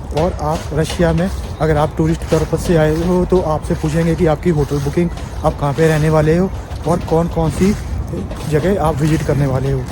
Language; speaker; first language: Hindi; non-native, local second language; Punjabi